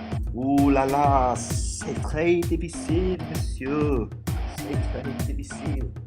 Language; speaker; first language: French; non-native, learner; English